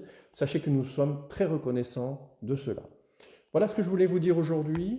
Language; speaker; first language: French; native; French